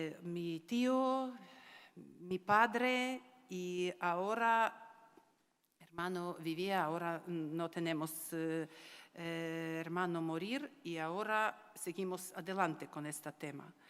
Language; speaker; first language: Spanish; non-native, learner; Ukrainian